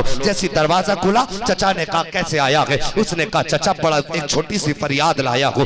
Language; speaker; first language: Urdu; native; Urdu